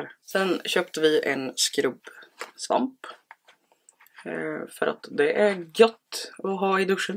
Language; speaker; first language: Swedish; native; Swedish